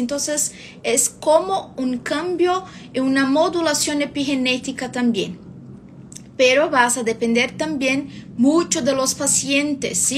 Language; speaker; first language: Spanish; non-native, fluent; Portuguese